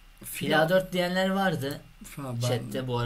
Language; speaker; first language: Turkish; native; Turkish